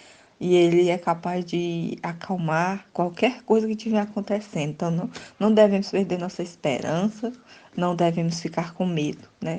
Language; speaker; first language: Portuguese; native; Portuguese